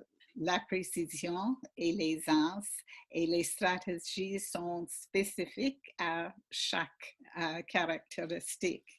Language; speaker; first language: French; non-native, fluent; English